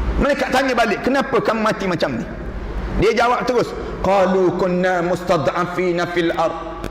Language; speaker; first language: Malay; native; Malay